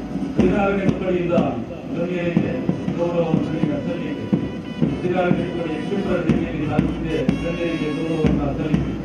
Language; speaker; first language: Kannada; native; Kannada